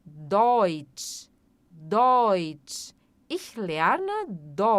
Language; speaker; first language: German; non-native, fluent; Portuguese